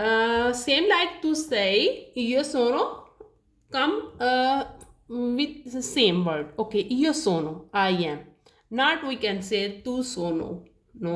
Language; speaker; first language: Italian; non-native, learner; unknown